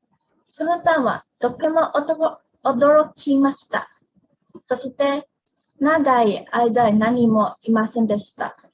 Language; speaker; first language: Japanese; non-native, learner; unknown